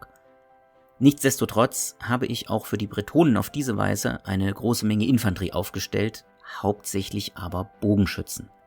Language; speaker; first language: German; native; German